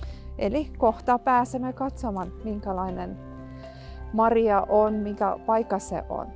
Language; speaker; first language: Finnish; non-native, fluent; Russian